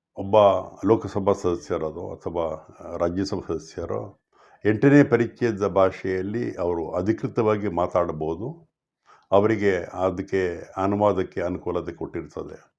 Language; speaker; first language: Kannada; non-native, local second language; Tulu